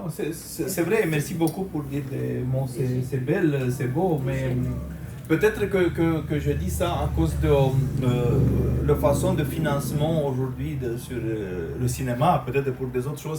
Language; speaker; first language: French; non-native, fluent; Romanian